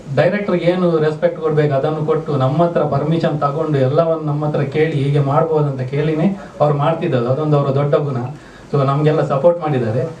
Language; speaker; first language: Kannada; non-native, local second language; Tulu